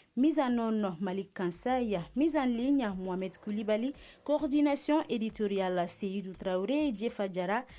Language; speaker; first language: French; non-native, local second language; Bambara